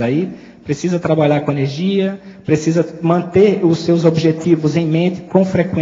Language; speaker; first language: Portuguese; native; Portuguese